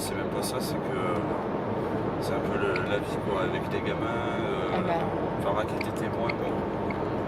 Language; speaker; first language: French; native; French